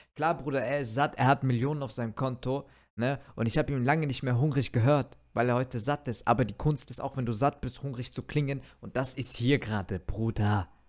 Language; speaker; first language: German; early bilingual, other home language; Turkish